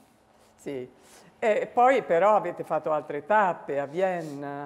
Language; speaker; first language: Italian; native; Italian